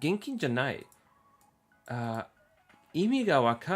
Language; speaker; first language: Japanese; non-native, learner; English